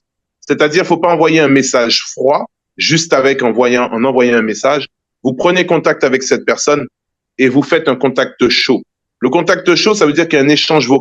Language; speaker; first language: French; native; French